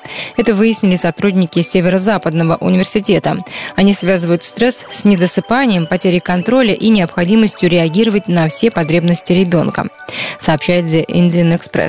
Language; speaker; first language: Russian; native; Russian